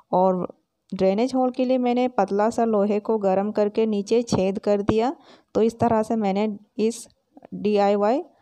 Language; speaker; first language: Hindi; native; Hindi